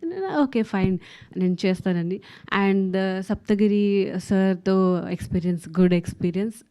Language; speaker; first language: Telugu; non-native, learner; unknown